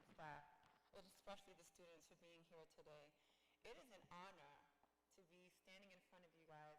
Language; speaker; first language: English; native; English